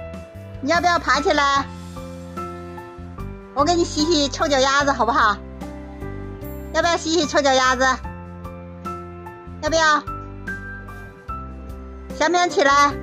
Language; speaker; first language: Chinese; native; Chinese